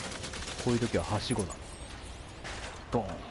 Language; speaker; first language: Japanese; native; Japanese